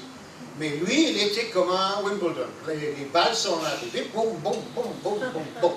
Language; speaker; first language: French; non-native, fluent; English